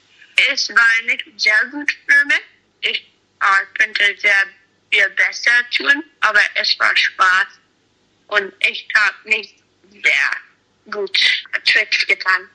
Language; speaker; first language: German; non-native, learner; English